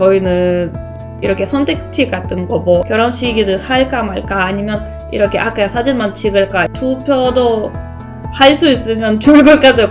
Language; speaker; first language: Korean; non-native, learner; Russian